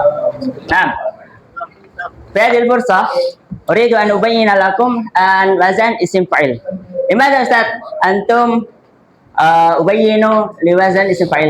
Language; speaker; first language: Arabic; non-native, learner; Indonesian